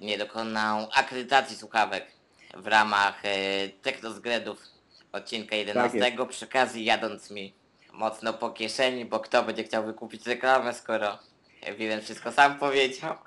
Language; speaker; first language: Polish; native; Polish